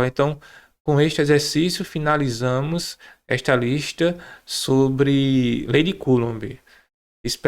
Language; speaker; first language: Portuguese; native; Portuguese